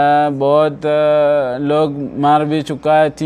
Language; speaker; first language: Hindi; non-native, fluent; Oromo